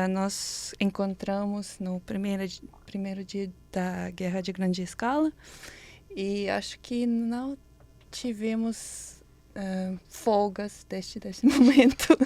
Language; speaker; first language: Portuguese; non-native, learner; Ukrainian